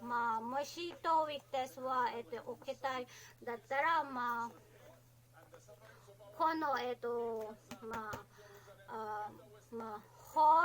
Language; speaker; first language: Japanese; non-native, learner; Filipino